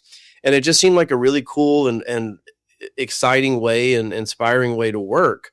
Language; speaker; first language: English; native; English